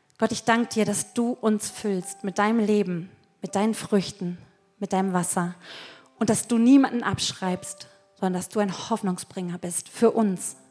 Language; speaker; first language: German; native; German